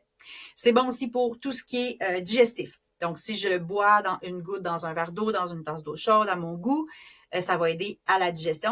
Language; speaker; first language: French; native; French